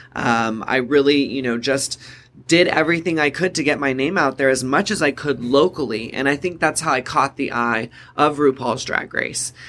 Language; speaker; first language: English; native; English